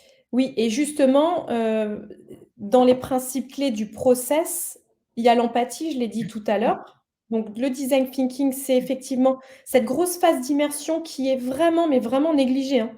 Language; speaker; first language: French; native; French